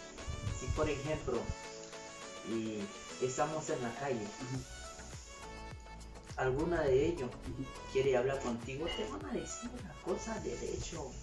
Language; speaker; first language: Spanish; non-native, learner; Haitian Creole